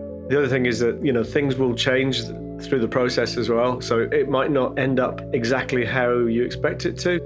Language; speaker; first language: English; native; English